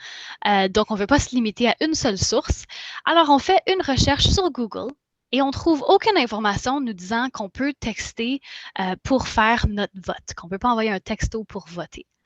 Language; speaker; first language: French; native; French